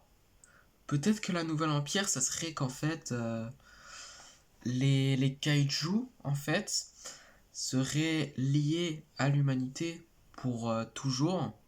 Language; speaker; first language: French; native; French